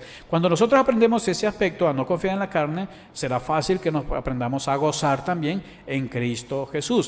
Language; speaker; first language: Spanish; native; Spanish